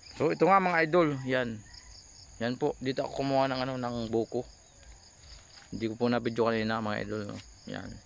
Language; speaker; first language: Filipino; non-native, local second language; Bikol